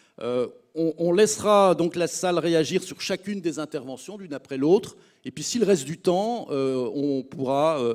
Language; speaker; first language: French; native; French